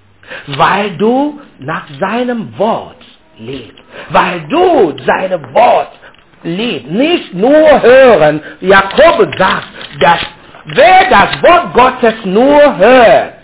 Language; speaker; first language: German; non-native, learner; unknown